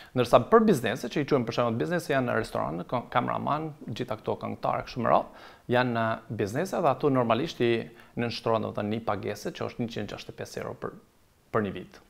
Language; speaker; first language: Albanian; native; Albanian